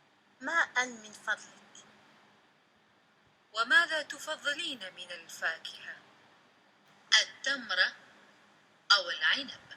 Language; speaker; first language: Arabic; non-native, learner; Indonesian